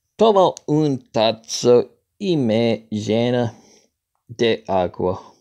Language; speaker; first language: Spanish; non-native, learner; English